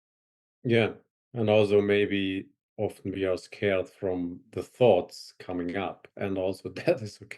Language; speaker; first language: English; non-native, fluent; German